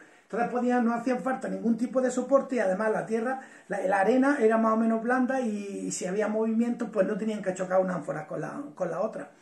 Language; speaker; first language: Spanish; native; Spanish